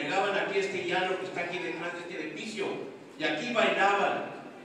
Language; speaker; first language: Spanish; early bilingual, heritage; Spanish